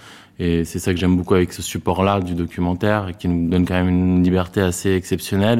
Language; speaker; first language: French; native; French